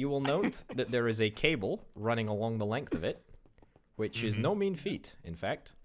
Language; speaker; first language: English; native; English